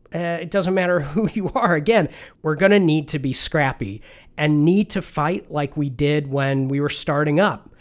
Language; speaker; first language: English; native; English